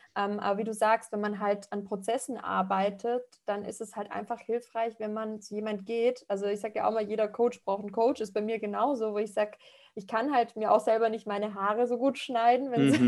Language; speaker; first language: German; native; German